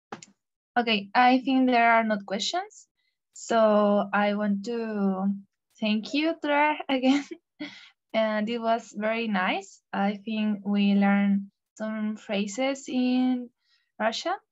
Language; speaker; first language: English; non-native, learner; Spanish